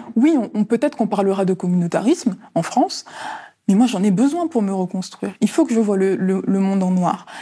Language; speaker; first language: French; early bilingual, other home language; Lingala